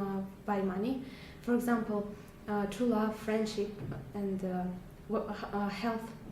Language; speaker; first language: English; non-native, learner; Russian